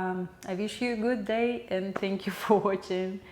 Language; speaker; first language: English; non-native, learner; Russian